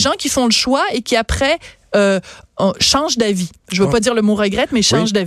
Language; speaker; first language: French; native; French